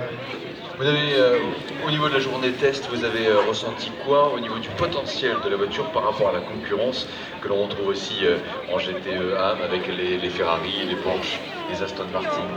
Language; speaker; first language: French; native; French